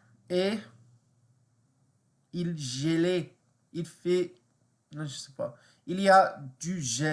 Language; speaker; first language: French; non-native, learner; English